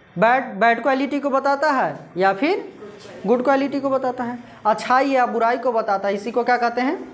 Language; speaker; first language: Hindi; native; Hindi